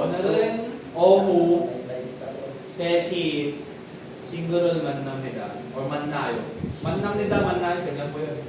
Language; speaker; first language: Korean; non-native, fluent; Filipino